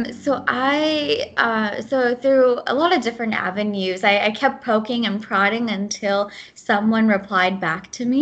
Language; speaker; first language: English; early bilingual, other home language; Gujarati